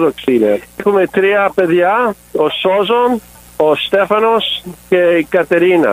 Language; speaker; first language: Greek; early bilingual, heritage; English